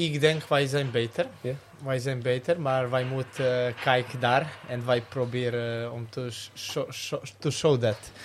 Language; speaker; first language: Dutch; non-native, learner; Serbian